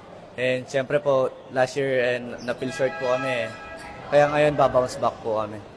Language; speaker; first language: Filipino; non-native, local second language; Pampanga